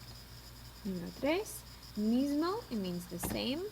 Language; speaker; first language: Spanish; non-native, fluent; English